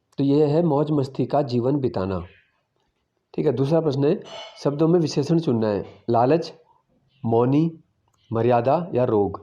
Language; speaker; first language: Hindi; native; Hindi